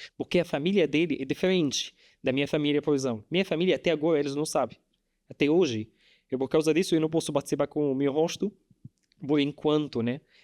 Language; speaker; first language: Portuguese; non-native, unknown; Arabic